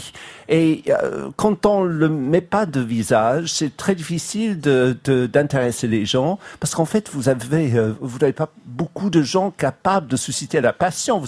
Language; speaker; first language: French; non-native, fluent; English